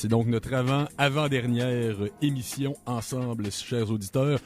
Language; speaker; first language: French; native; French